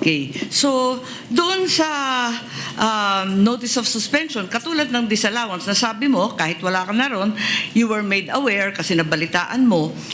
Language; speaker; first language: Filipino; native; Filipino